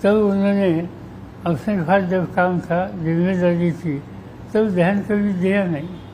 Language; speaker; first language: Hindi; non-native, local second language; Marathi